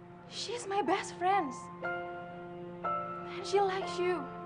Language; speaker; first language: English; non-native, learner; Indonesian